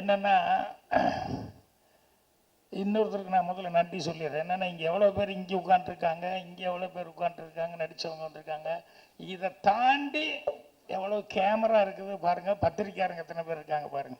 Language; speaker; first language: Tamil; native; Tamil